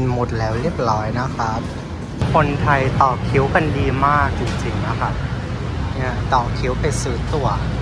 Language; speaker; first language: Thai; non-native, fluent; Vietnamese